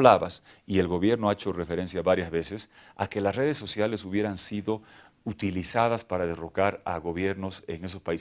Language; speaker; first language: Spanish; native; Spanish